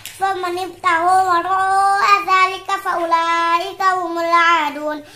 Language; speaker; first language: Arabic; non-native, learner; Indonesian